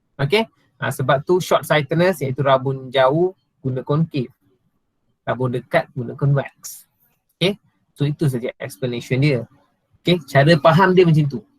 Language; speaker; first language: Malay; non-native, local second language; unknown